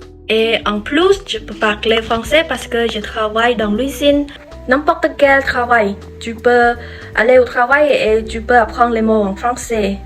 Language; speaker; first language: French; non-native, learner; Khmer